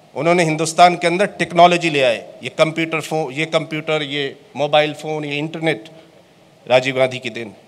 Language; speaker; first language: Hindi; native; Hindi